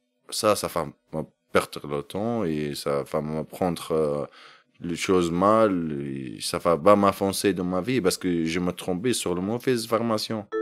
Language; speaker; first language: French; non-native, learner; Arabic